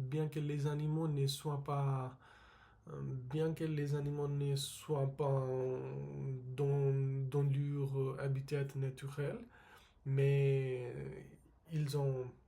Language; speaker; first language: French; non-native, learner; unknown